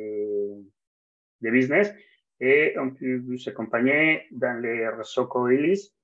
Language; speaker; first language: French; non-native, fluent; Spanish